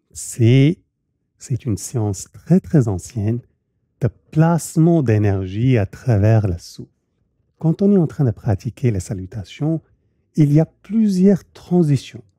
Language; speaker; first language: French; native; French